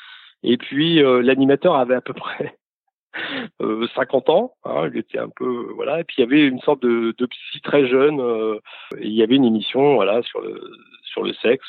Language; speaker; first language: French; native; French